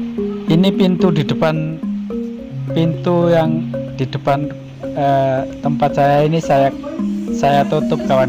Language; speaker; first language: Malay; non-native, local second language; Javanese